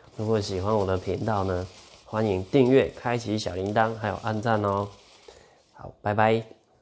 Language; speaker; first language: Chinese; native; Chinese